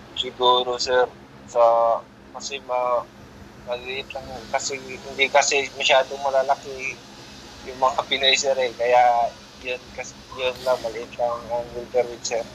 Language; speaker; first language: Filipino; non-native, local second language; Hiligaynon